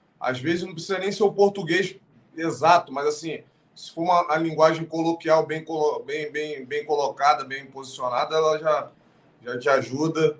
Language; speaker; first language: Portuguese; native; Portuguese